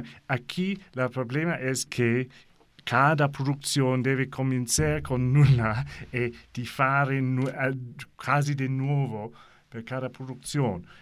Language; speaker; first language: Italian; non-native, learner; English